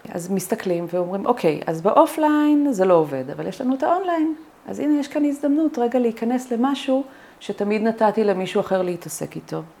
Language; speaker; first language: Hebrew; native; Hebrew